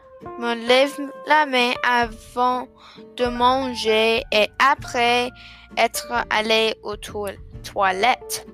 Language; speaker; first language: French; non-native, learner; English